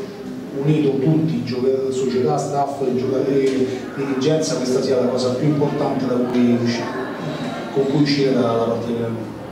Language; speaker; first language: Italian; native; Italian